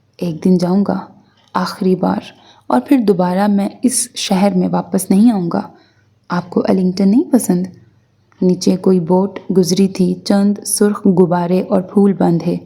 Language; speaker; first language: Urdu; native; Urdu